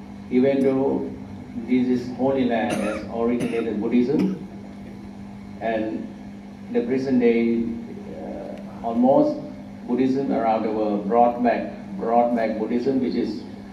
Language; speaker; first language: English; non-native, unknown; Thai